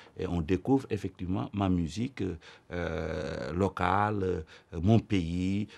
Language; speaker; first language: French; non-native, local second language; Wolof